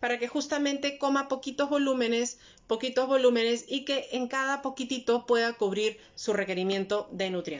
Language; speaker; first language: Spanish; native; Spanish